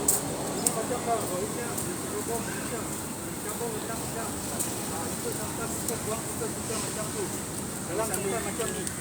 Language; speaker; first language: Malay; native; Malay